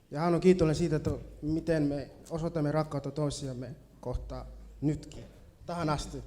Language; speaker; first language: Finnish; early bilingual, other home language; Swahili